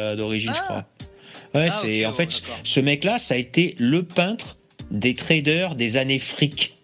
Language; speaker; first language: French; native; French